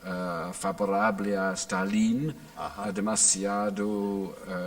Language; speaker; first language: Spanish; non-native, fluent; English